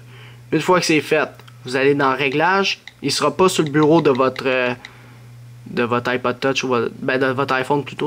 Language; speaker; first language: French; native; French